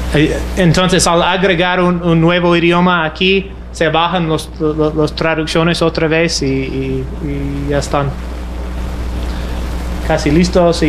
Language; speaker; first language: Spanish; non-native, fluent; English